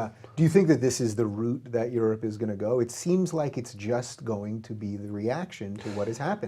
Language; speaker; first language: English; native; English